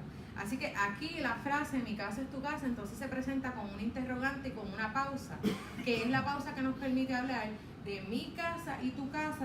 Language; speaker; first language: Spanish; native; Spanish